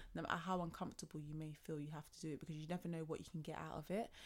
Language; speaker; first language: English; native; English